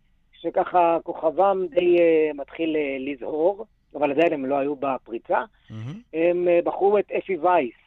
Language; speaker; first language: Hebrew; native; Hebrew